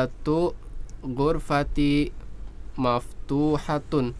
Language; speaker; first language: Arabic; non-native, learner; Indonesian